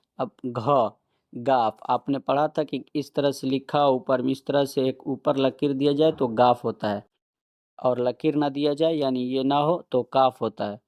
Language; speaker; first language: Hindi; native; Hindi